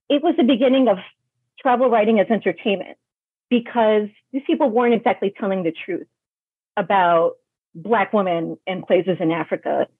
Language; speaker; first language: English; native; English